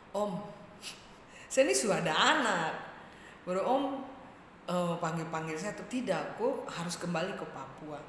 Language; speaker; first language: Indonesian; native; Indonesian